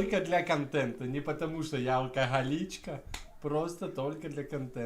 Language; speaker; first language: Russian; native; Russian